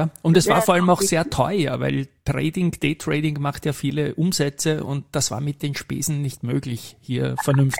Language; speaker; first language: German; native; German